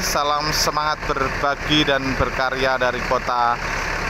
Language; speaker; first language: Indonesian; native; Indonesian